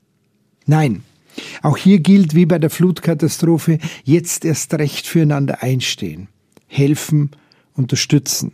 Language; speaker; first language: German; native; German